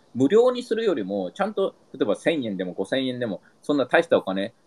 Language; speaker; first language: Japanese; early bilingual, heritage; English